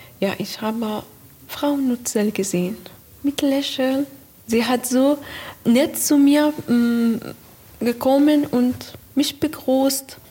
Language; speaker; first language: German; non-native, learner; Persian